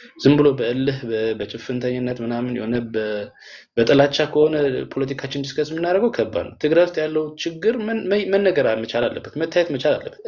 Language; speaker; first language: Amharic; non-native, local second language; Tigrinya